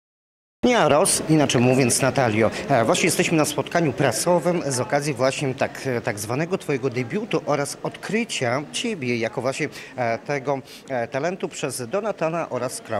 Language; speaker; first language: Polish; native; Polish